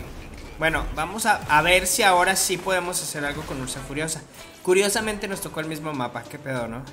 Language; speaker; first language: Spanish; native; Spanish